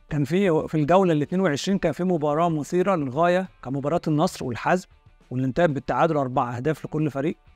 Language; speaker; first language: Arabic; native; Arabic